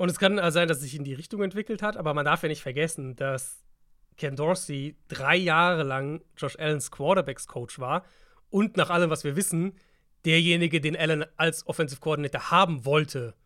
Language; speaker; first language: German; native; German